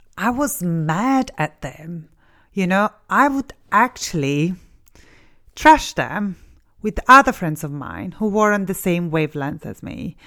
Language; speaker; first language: English; non-native, fluent; Italian